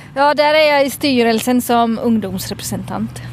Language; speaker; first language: Swedish; native; Swedish